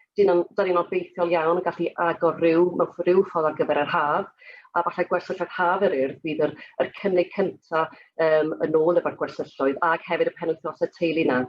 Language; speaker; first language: Welsh; native; Welsh